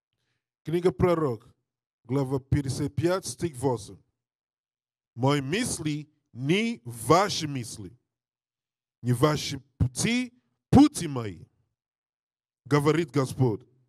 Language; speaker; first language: Russian; non-native, learner; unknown